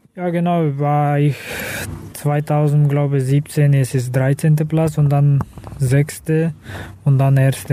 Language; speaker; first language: German; non-native, learner; Kazakh